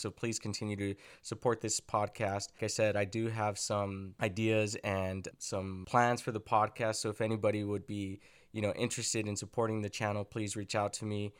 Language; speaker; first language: English; early bilingual, other home language; Spanish